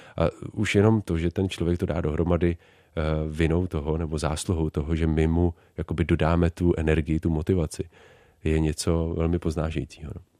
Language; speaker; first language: Czech; native; Czech